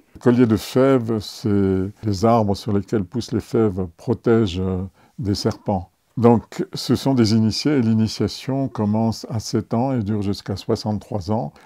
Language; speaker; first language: French; native; French